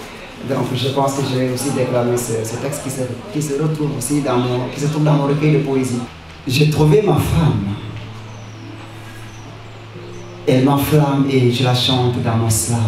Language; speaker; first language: French; non-native, local second language; Wolof